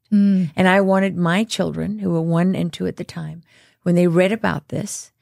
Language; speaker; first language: English; native; English